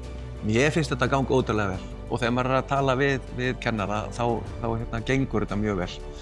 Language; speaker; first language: Icelandic; non-native, fluent; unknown